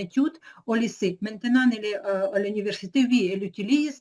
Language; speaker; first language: French; non-native, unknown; Ukrainian